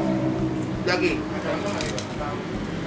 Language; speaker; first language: Indonesian; non-native, fluent; Japanese